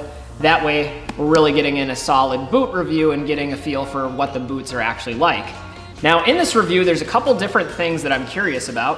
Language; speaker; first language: English; native; English